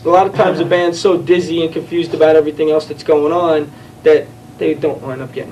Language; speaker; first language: English; native; English